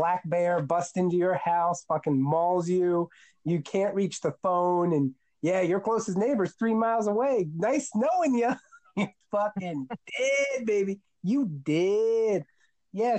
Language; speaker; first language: English; native; English